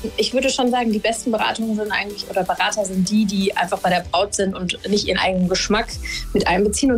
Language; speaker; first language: German; native; German